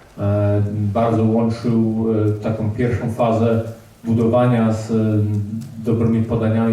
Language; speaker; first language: Polish; early bilingual, heritage; Polish